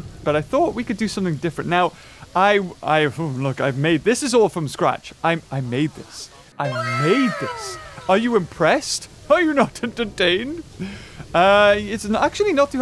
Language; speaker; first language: English; native; English